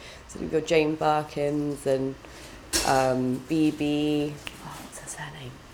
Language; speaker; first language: English; native; English